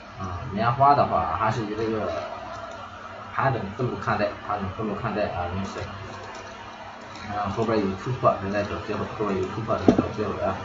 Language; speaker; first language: Chinese; native; Chinese